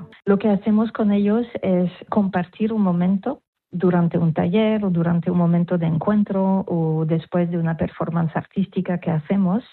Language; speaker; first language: Spanish; non-native, fluent; French